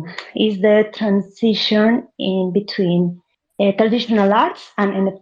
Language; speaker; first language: English; non-native, learner; Spanish